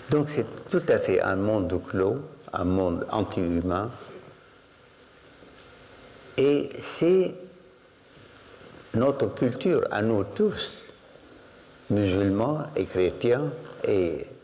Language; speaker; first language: French; non-native, fluent; Arabic